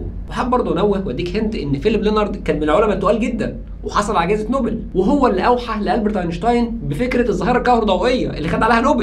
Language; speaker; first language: Arabic; native; Arabic